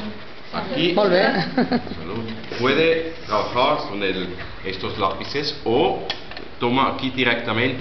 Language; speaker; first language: Spanish; non-native, learner; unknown